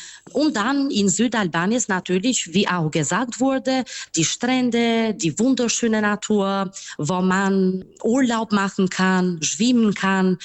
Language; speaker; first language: German; non-native, fluent; Albanian